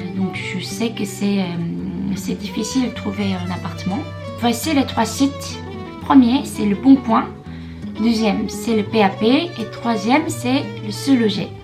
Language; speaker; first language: French; non-native, fluent; Korean